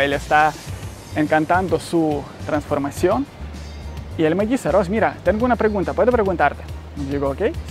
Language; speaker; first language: Spanish; non-native, learner; Ukrainian